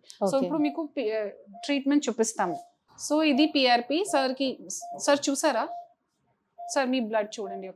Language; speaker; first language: Telugu; non-native, local second language; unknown